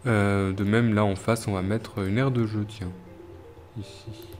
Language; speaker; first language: French; native; French